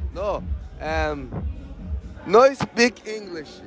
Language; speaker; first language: English; non-native, learner; Portuguese